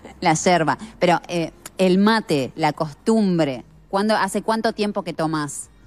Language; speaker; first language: Spanish; native; Spanish